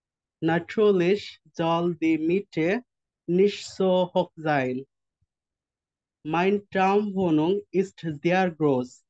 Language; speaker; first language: German; non-native, learner; Bangla